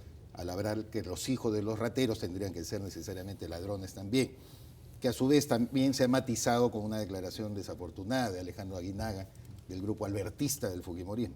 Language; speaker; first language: Spanish; native; Spanish